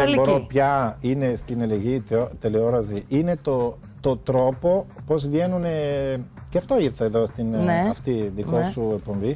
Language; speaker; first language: Greek; non-native, learner; Italian